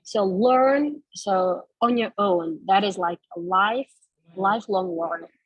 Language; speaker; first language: English; non-native, fluent; Kazakh